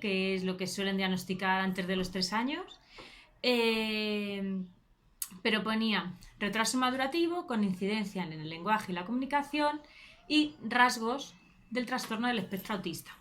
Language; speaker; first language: Spanish; native; Spanish